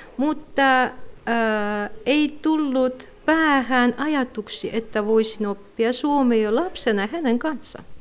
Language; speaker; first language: Finnish; non-native, fluent; Russian